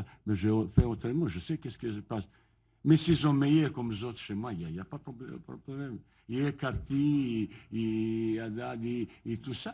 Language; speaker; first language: French; non-native, learner; Bosnian